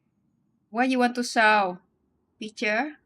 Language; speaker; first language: English; non-native, learner; Vietnamese